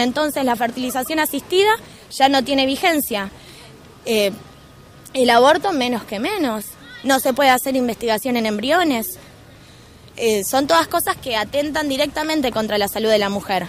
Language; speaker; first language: Spanish; native; Spanish